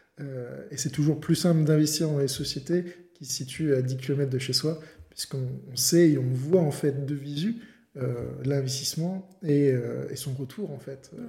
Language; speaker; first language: French; native; French